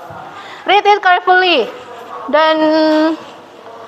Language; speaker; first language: English; non-native, fluent; Indonesian